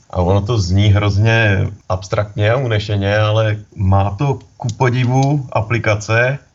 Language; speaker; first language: Czech; native; Czech